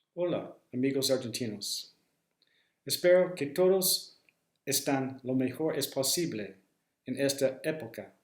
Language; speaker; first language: Spanish; non-native, learner; English